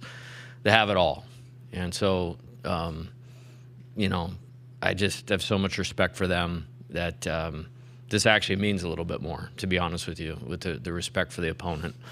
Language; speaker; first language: English; native; English